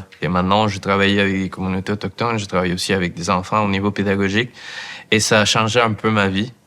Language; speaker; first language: French; non-native, fluent; Spanish